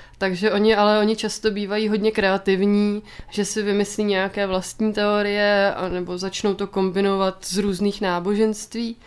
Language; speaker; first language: Czech; native; Czech